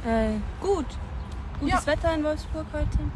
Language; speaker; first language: German; native; German